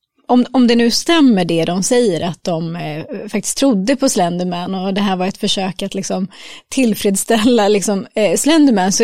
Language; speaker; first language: Swedish; native; Swedish